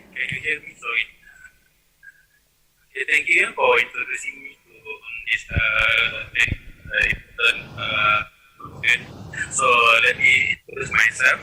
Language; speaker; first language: English; non-native, learner; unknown